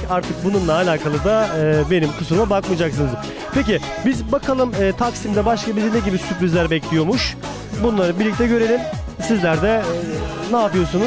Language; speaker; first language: Turkish; native; Turkish